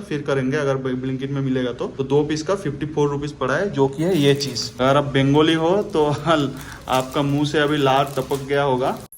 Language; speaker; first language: Hindi; non-native, local second language; Bangla